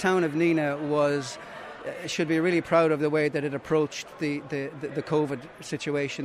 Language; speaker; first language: English; native; English